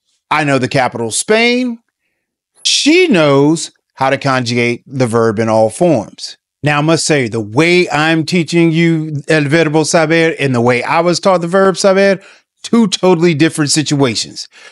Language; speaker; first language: English; native; English